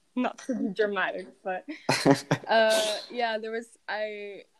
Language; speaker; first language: English; non-native, fluent; Arabic